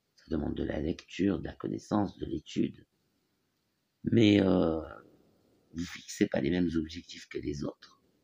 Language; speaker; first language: French; native; French